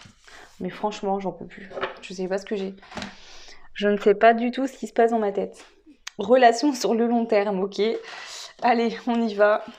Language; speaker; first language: French; native; French